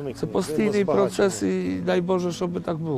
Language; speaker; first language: Polish; non-native, learner; Ukrainian